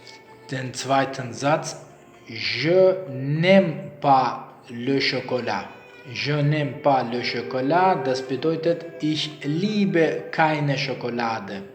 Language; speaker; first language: German; non-native, learner; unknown